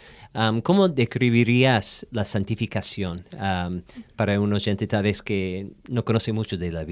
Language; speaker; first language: Spanish; non-native, fluent; English